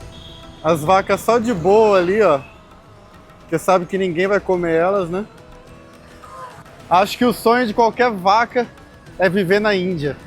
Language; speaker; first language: Portuguese; native; Portuguese